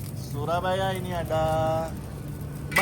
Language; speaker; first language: Indonesian; non-native, learner; Urdu